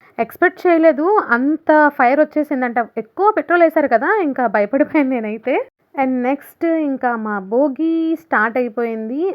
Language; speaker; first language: Telugu; non-native, local second language; Urdu